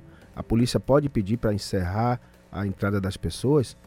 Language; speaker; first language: Portuguese; native; Portuguese